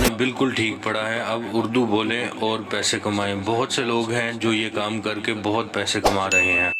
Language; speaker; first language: Urdu; native; Urdu